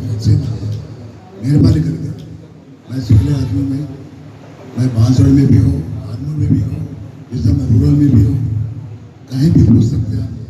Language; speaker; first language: Hindi; non-native, local second language; Telugu